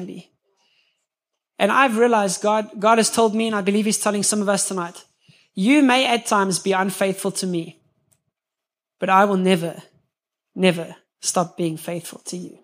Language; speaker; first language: English; native; English